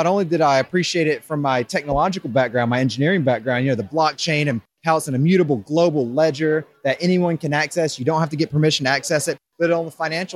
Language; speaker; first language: English; native; English